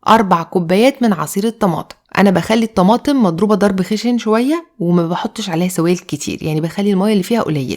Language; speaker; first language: Arabic; native; Arabic